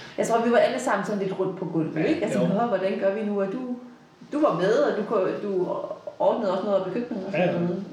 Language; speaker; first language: Danish; native; Danish